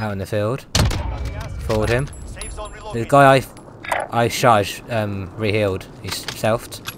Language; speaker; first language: English; native; English